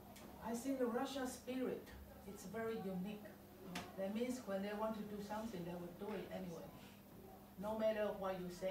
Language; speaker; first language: English; non-native, fluent; Chinese